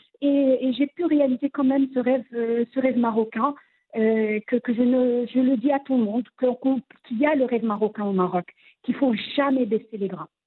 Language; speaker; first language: French; non-native, local second language; Arabic